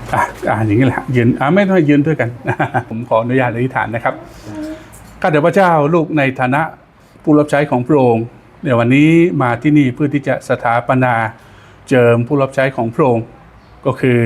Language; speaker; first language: Thai; native; Thai